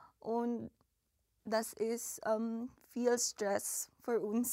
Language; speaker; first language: German; non-native, learner; Filipino